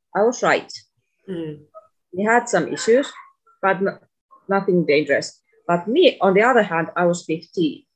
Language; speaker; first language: English; non-native, fluent; Finnish